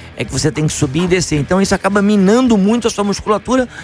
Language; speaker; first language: Portuguese; native; Portuguese